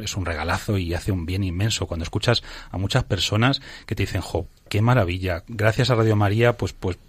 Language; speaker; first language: Spanish; native; Spanish